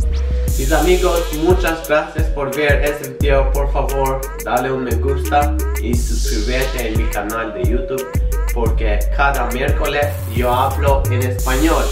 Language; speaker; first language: Spanish; non-native, learner; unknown